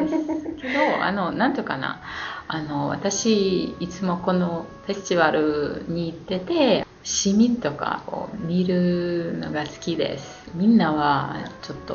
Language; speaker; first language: Japanese; non-native, fluent; Ukrainian